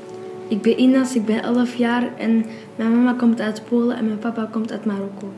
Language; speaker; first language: Dutch; early bilingual, other home language; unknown